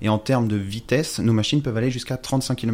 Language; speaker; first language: French; native; French